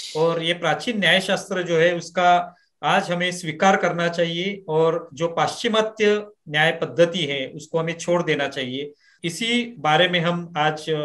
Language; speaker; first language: Hindi; non-native, local second language; Marathi